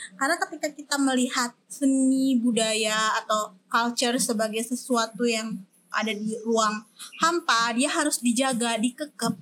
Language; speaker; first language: Indonesian; native; Indonesian